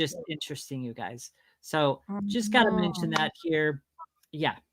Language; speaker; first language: English; native; English